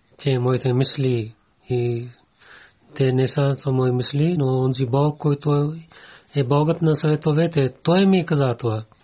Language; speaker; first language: Bulgarian; non-native, learner; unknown